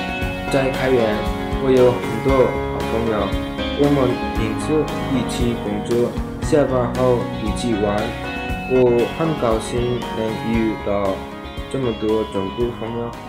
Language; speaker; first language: Chinese; non-native, learner; Nepali